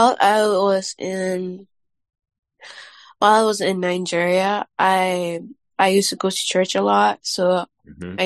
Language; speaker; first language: English; non-native, local second language; Yoruba